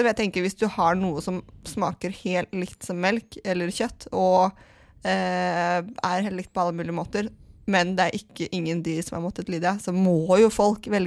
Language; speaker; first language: Norwegian; native; Norwegian